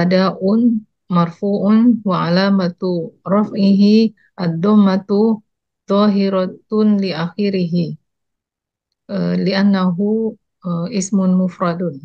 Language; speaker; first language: Arabic; non-native, learner; Indonesian